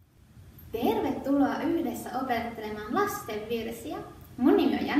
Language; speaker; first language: Finnish; native; Finnish